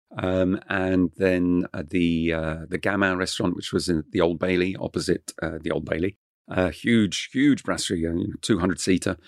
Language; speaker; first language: English; non-native, local second language; French